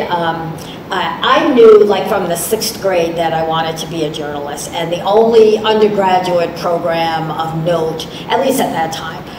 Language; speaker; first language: English; native; English